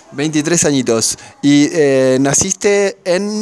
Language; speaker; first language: Spanish; native; Spanish